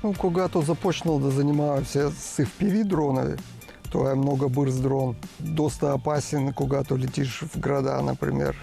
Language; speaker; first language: Bulgarian; non-native, learner; Russian